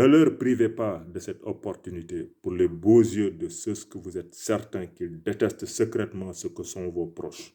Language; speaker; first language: French; non-native, local second language; Wolof